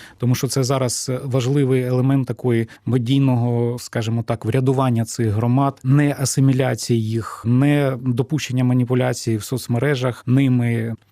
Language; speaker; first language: Ukrainian; native; Ukrainian